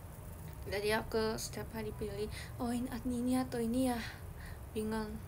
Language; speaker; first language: Indonesian; early bilingual, heritage; Indonesian